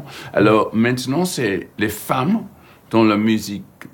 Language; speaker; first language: French; non-native, fluent; English